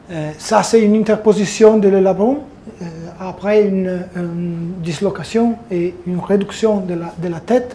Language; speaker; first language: French; non-native, fluent; Italian